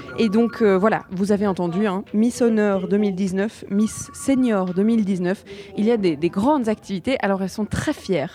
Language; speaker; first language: French; native; French